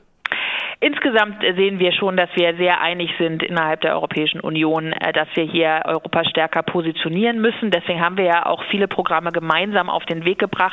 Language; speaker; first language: German; native; German